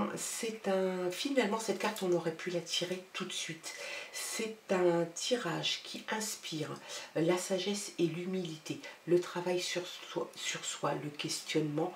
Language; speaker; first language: French; native; French